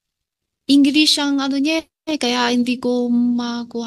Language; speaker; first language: Filipino; non-native, learner; Chinese